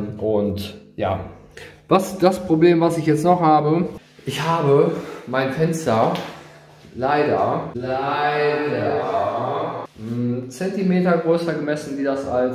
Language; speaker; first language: German; native; German